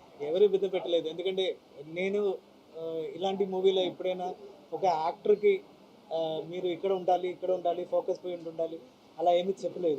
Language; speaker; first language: Telugu; non-native, fluent; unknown